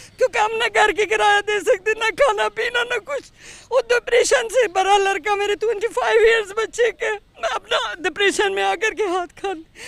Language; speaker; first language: Hindi; non-native, fluent; Persian